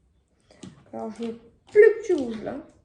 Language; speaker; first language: French; native; French